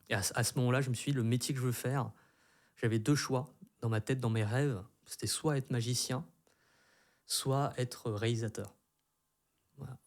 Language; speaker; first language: French; early bilingual, other home language; Vietnamese